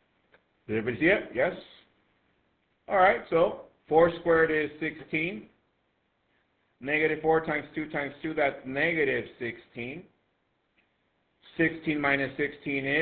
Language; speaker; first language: English; native; English